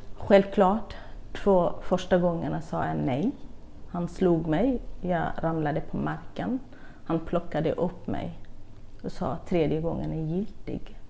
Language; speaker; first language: Swedish; non-native, fluent; Kurdish